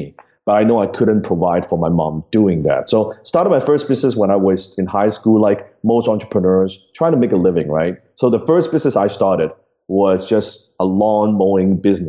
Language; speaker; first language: English; non-native, local second language; Cantonese